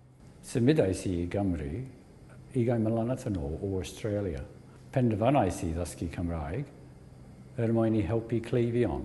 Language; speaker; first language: Welsh; non-native, learner; English